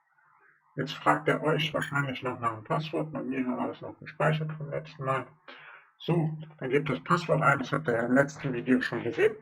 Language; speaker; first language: German; native; German